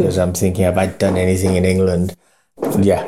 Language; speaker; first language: English; non-native, local second language; Yoruba